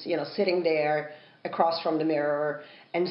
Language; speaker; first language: English; non-native, fluent; Italian